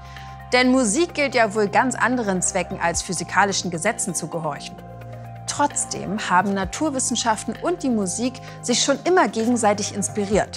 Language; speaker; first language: German; native; German